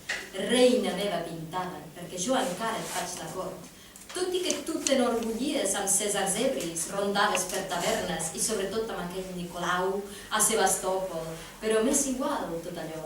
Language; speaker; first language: Catalan; native; Catalan